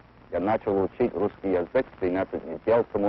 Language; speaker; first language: Russian; non-native, learner; English